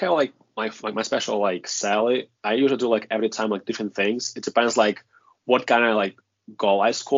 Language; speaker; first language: English; non-native, fluent; Russian